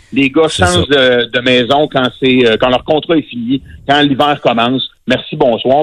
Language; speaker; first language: French; native; French